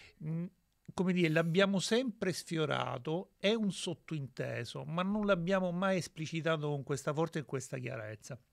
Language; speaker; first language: Italian; native; Italian